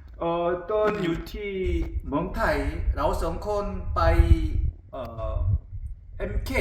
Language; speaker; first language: Thai; non-native, learner; Korean